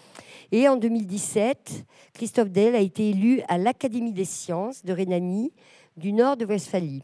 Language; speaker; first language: French; native; French